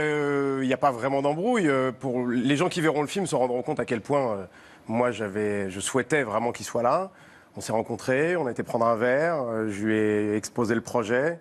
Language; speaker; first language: French; native; French